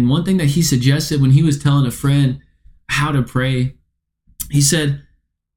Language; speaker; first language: English; native; English